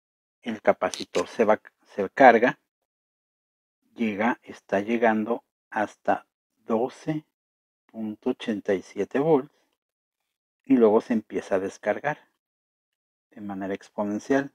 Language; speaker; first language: Spanish; native; Spanish